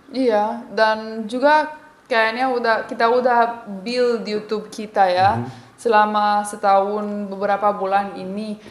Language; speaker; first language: Indonesian; non-native, fluent; Romanian